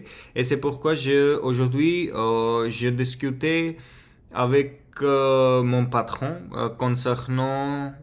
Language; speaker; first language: French; non-native, fluent; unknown